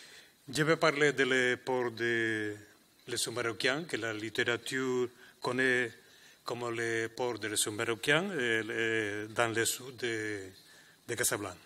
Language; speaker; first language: French; non-native, learner; Spanish